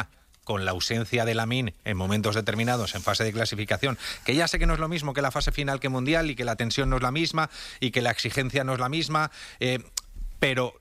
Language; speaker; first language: Spanish; native; Spanish